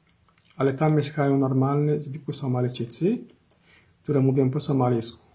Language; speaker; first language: Polish; non-native, fluent; Somali